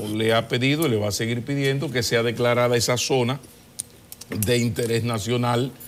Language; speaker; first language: Spanish; native; Spanish